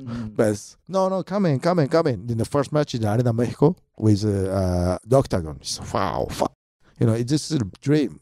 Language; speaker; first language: English; non-native, learner; Japanese